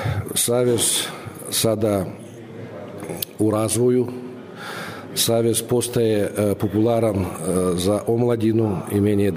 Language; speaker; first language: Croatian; non-native, fluent; Russian